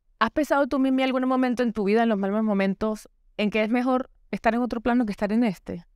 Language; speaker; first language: Spanish; native; Spanish